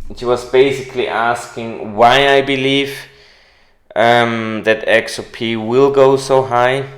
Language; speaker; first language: English; non-native, fluent; German